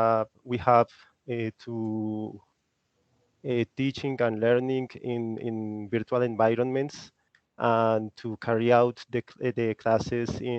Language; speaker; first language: English; non-native, learner; Spanish